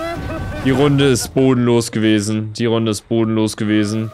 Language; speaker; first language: German; native; German